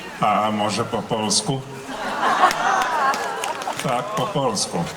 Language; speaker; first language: Polish; non-native, learner; Finnish